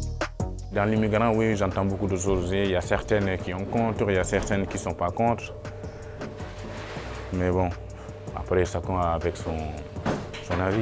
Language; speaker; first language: French; non-native, local second language; Wolof